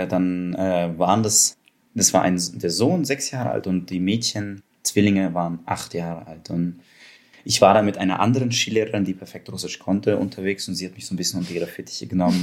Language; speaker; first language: German; early bilingual, other home language; Russian